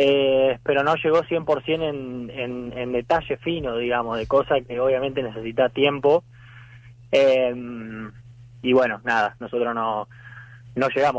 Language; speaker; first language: Spanish; native; Spanish